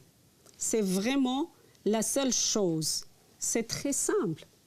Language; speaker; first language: French; non-native, learner; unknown